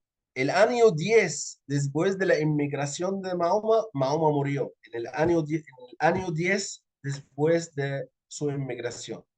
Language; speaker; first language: Spanish; non-native, fluent; Arabic